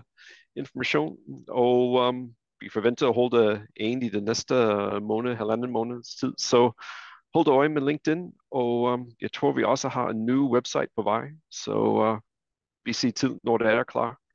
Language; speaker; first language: Danish; non-native, fluent; English